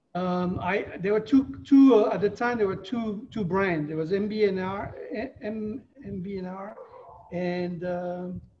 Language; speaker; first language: English; non-native, fluent; French